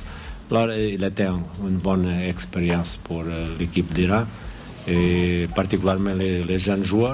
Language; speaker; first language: French; non-native, fluent; Portuguese